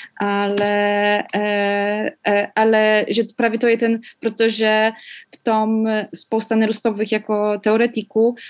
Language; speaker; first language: Czech; non-native, learner; Polish